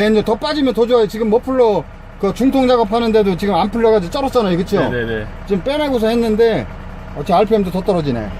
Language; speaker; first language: Korean; native; Korean